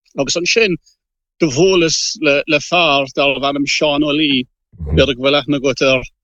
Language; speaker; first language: Irish; non-native, local second language; English